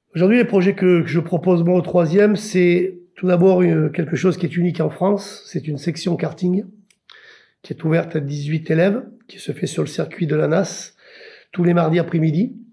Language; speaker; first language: French; native; French